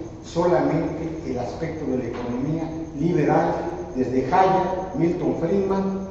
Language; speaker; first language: Spanish; native; Spanish